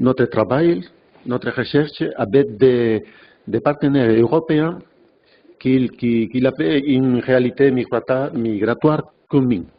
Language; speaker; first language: French; non-native, fluent; Spanish